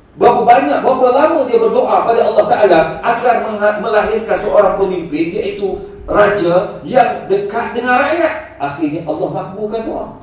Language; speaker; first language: Malay; native; Malay